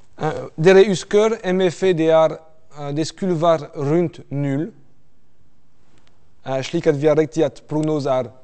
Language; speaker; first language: Norwegian; non-native, fluent; French